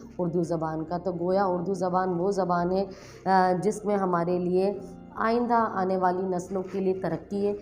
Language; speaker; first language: Urdu; native; Urdu